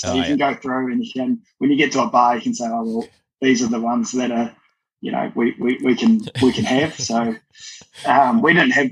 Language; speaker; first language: English; native; English